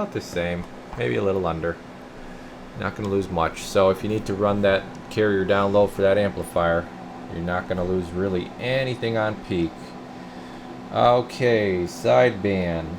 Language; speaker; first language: English; native; English